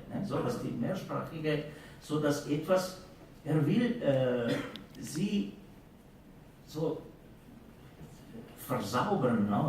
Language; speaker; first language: German; non-native, fluent; Slovenian